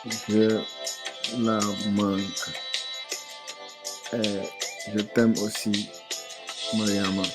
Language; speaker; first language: French; non-native, learner; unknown